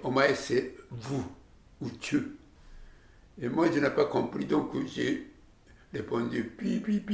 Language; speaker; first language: French; non-native, learner; Japanese